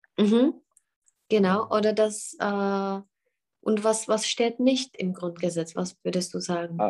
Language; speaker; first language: German; non-native, fluent; Czech